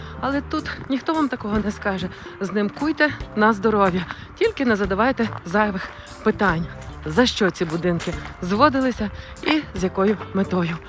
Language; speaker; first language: Ukrainian; native; Ukrainian